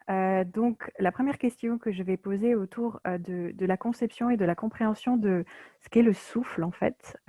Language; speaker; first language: French; native; French